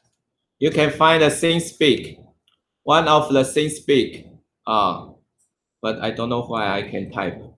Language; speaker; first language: English; non-native, learner; Chinese